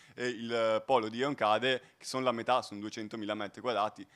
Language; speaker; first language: Italian; native; Italian